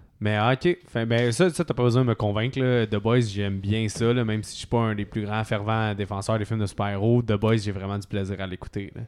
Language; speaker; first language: French; native; French